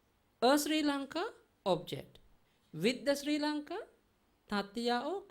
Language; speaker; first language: English; non-native, learner; Sinhala